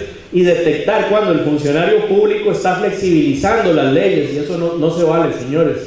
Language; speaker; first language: Spanish; native; Spanish